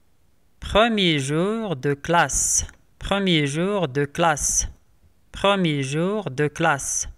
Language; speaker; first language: French; non-native, local second language; Arabic